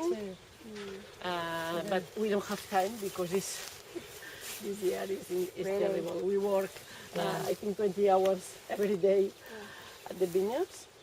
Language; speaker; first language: English; non-native, learner; Catalan